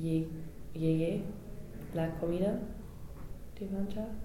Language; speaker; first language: Spanish; non-native, learner; English